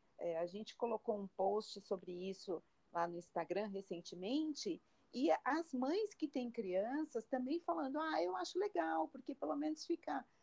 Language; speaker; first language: Portuguese; native; Portuguese